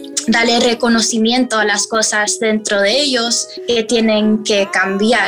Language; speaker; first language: Spanish; early bilingual, heritage; Spanish